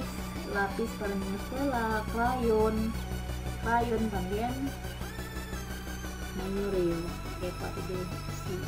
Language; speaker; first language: Spanish; non-native, learner; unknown